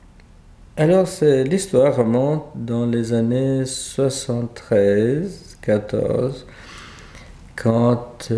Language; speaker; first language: French; non-native, fluent; Albanian